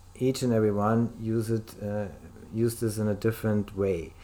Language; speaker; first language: English; non-native, fluent; German